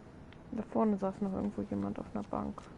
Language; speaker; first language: German; native; German